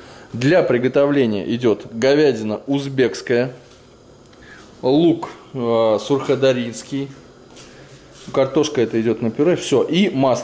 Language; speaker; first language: Russian; native; Russian